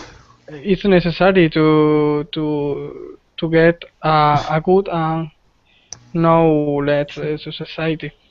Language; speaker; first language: English; non-native, learner; Spanish